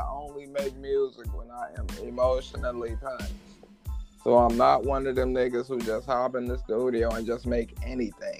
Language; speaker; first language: English; native; English